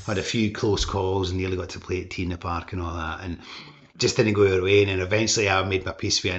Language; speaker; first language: English; native; English